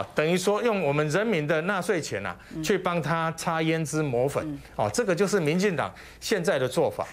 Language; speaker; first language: Chinese; native; Chinese